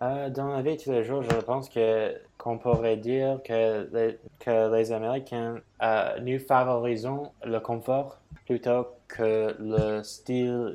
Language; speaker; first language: French; non-native, fluent; English